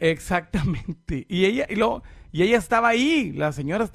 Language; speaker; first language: Spanish; native; Spanish